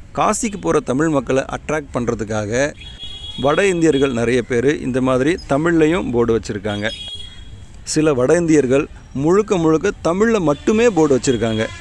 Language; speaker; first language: Tamil; native; Tamil